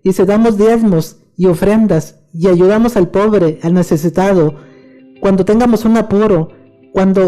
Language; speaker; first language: Spanish; native; Spanish